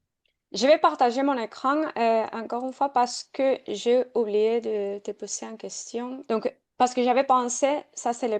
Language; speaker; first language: French; non-native, fluent; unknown